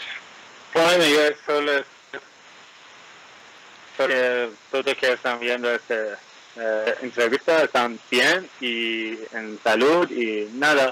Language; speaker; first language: Spanish; non-native, fluent; Persian